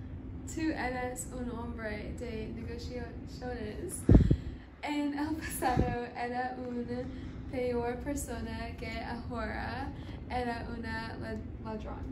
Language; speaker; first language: Spanish; non-native, learner; English